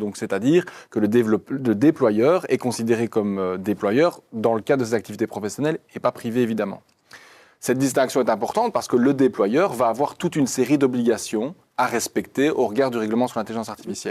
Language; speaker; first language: French; native; French